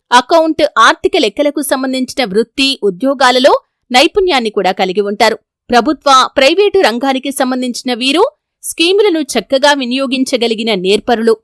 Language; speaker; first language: Telugu; native; Telugu